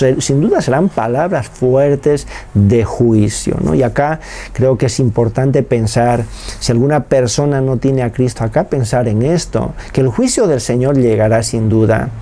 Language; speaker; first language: Spanish; native; Spanish